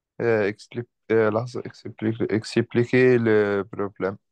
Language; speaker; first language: French; non-native, learner; Arabic